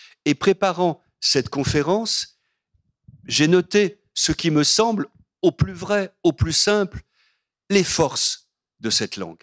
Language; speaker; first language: French; native; French